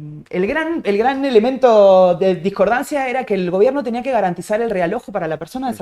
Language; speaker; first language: Spanish; native; Spanish